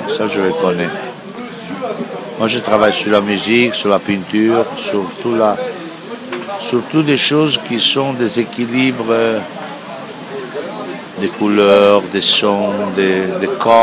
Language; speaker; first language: French; non-native, fluent; Italian